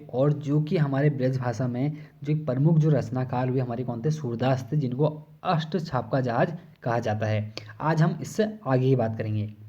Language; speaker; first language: Hindi; native; Hindi